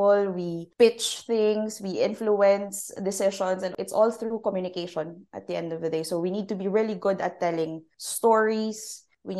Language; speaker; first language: English; non-native, local second language; Filipino